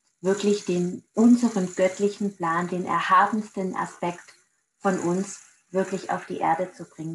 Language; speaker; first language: German; native; German